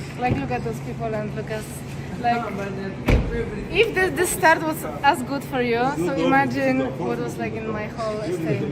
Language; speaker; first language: English; non-native, learner; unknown